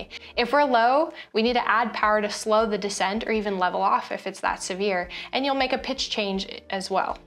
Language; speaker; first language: English; native; English